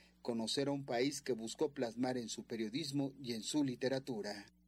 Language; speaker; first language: Spanish; native; Spanish